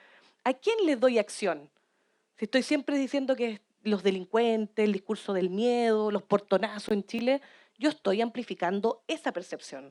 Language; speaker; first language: Spanish; native; Spanish